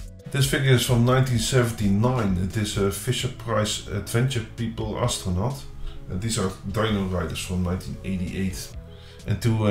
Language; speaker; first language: English; non-native, fluent; Dutch